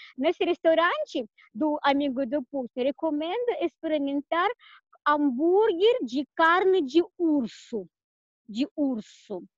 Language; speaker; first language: Portuguese; non-native, fluent; Russian